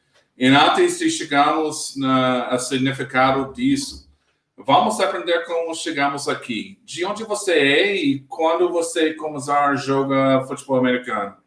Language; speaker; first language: Portuguese; non-native, learner; English